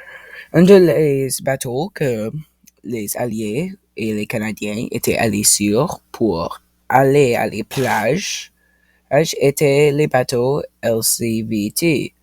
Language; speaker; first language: French; non-native, local second language; English